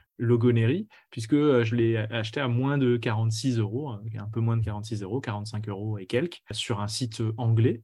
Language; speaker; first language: French; native; French